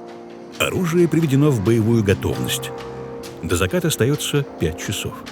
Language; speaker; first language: Russian; native; Russian